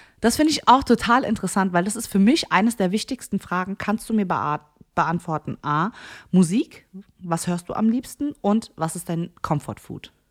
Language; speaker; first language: German; early bilingual, other home language; Korean